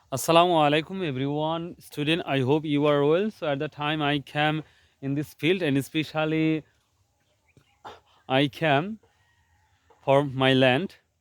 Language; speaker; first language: English; non-native, local second language; Bangla